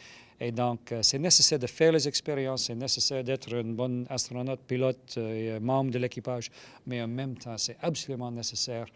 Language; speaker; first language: French; non-native, local second language; English